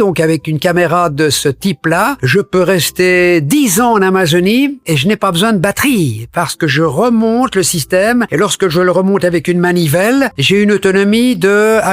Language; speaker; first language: French; native; French